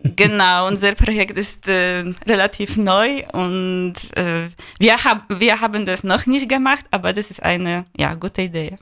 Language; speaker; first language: German; non-native, fluent; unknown